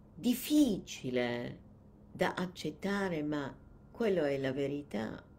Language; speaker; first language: Italian; non-native, fluent; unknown